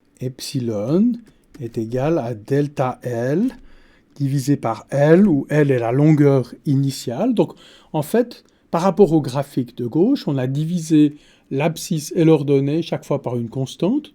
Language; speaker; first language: French; native; French